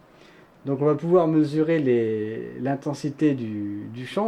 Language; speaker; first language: French; native; French